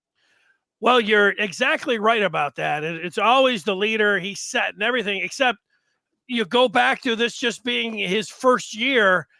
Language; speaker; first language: English; native; English